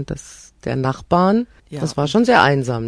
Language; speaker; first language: German; native; German